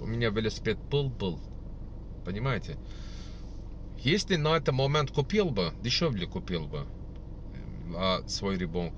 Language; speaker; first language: Russian; non-native, learner; Turkish